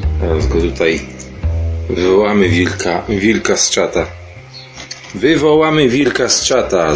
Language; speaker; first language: Polish; native; Polish